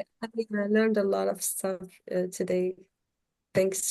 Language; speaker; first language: English; non-native, fluent; Arabic